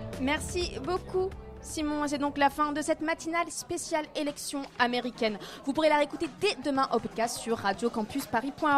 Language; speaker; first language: French; native; French